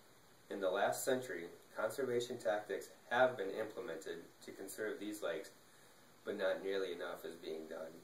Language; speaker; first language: English; native; English